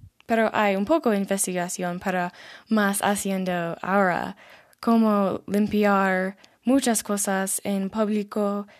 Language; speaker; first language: Spanish; non-native, learner; English